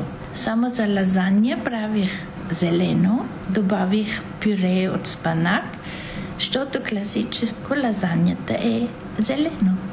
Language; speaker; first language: Bulgarian; non-native, fluent; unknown